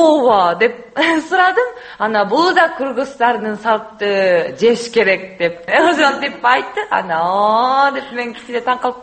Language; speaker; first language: Kyrgyz; non-native, learner; Japanese